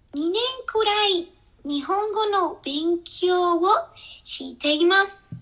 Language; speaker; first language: Japanese; non-native, learner; Spanish